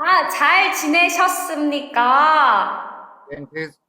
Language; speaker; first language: Korean; non-native, learner; Thai